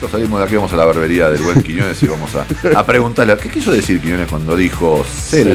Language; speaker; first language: Spanish; native; Spanish